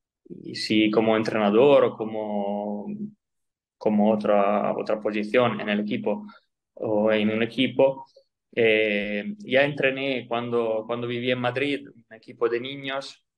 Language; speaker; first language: Spanish; non-native, fluent; Italian